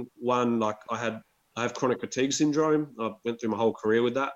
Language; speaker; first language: English; native; English